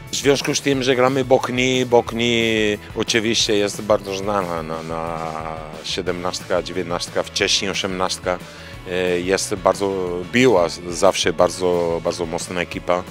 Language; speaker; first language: Polish; non-native, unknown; Italian